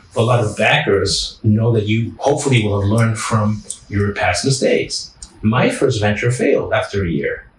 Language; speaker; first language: English; non-native, fluent; French